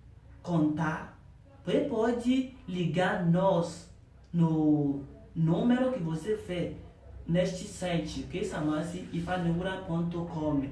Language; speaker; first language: Portuguese; non-native, learner; Yoruba